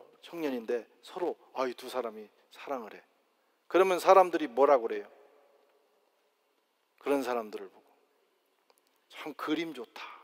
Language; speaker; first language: Korean; native; Korean